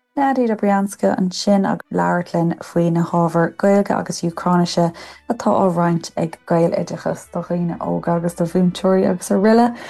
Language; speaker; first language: Irish; non-native, local second language; English